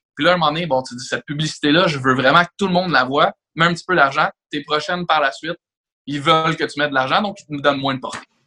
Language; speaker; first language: French; native; French